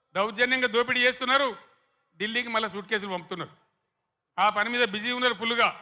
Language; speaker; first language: Telugu; native; Telugu